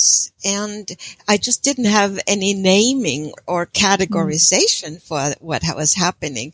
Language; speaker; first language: English; non-native, fluent; German